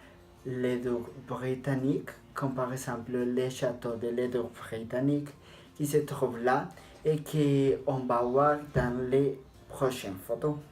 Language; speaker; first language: French; non-native, learner; Spanish